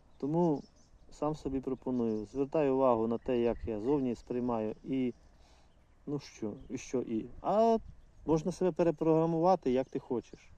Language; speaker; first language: Ukrainian; non-native, local second language; Russian